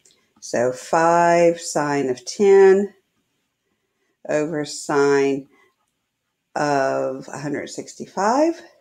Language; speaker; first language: English; native; English